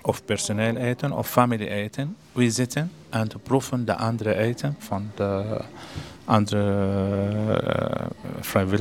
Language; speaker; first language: Dutch; non-native, learner; Arabic